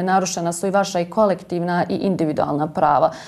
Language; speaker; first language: Bosnian; native; Bosnian